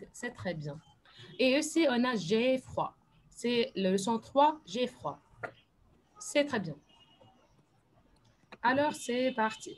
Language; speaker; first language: French; non-native, fluent; Arabic